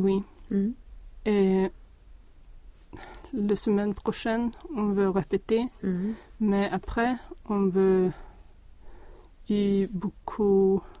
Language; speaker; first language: French; non-native, learner; Swedish